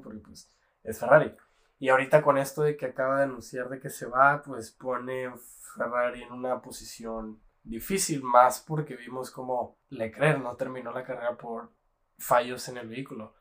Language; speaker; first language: Spanish; native; Spanish